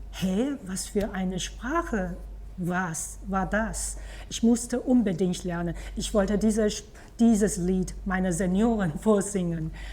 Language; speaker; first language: German; non-native, fluent; Chinese